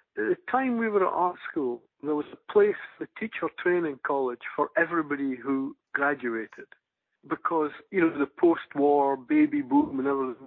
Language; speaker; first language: English; native; English